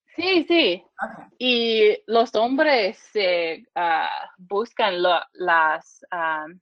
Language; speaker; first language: Spanish; non-native, learner; English